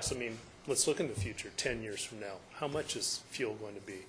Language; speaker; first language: English; native; English